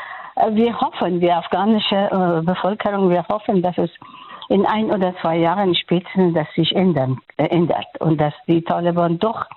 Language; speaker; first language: German; non-native, fluent; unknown